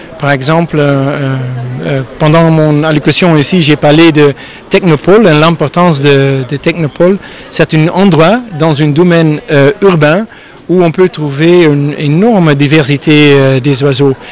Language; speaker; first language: French; non-native, fluent; Dutch